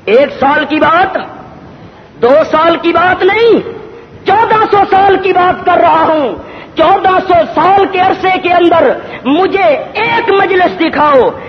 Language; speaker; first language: Urdu; non-native, local second language; Punjabi